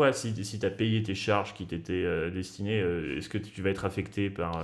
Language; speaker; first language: French; native; French